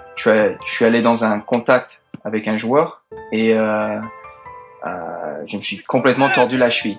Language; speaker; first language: French; early bilingual, heritage; French